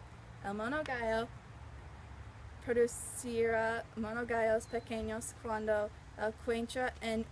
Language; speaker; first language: Spanish; non-native, learner; English